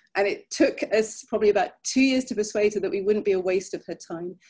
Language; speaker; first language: English; native; English